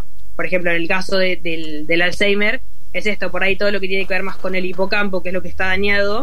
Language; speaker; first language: Spanish; native; Spanish